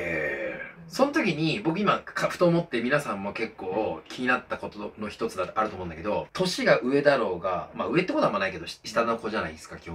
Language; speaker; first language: Japanese; native; Japanese